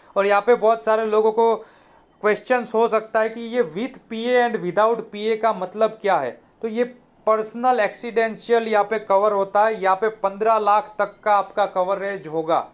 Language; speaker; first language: Hindi; non-native, local second language; Gujarati